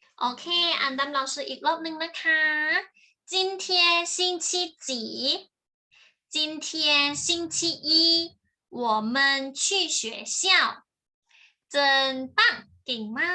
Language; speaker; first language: Chinese; non-native, fluent; Thai